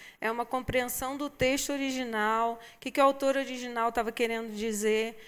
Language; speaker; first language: Portuguese; native; Portuguese